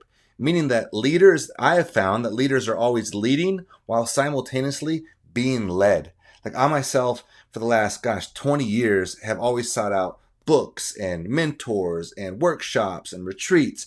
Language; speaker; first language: English; native; English